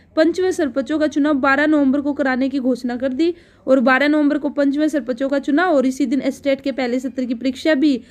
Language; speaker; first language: Hindi; native; Hindi